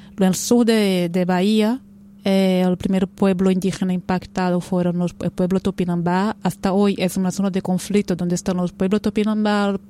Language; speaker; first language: Spanish; non-native, fluent; Portuguese